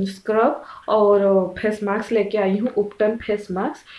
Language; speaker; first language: Hindi; non-native, local second language; Odia